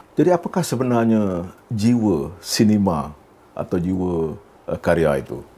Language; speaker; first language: Malay; native; Malay